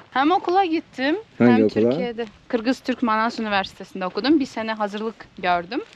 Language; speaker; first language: Turkish; non-native, fluent; Kyrgyz